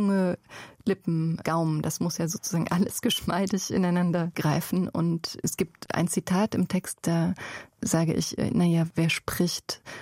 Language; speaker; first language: German; native; German